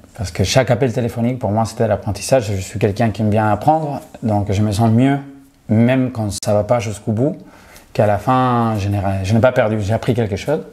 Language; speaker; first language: French; non-native, fluent; Spanish